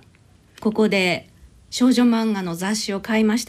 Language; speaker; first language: Japanese; native; Japanese